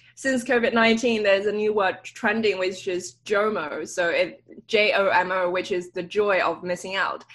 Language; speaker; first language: English; native; English